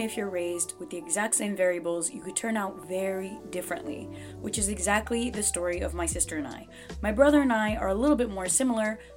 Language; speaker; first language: English; native; English